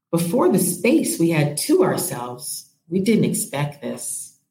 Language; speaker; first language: English; native; English